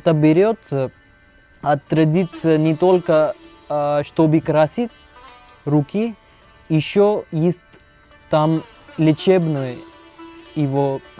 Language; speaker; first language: Russian; non-native, learner; Hindi